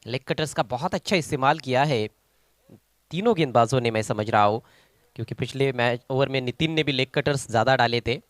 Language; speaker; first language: Hindi; non-native, local second language; Marathi